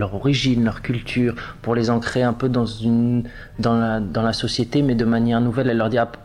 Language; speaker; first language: French; native; French